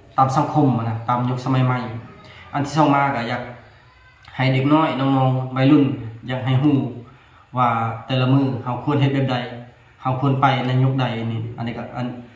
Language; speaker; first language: Lao; non-native, local second language; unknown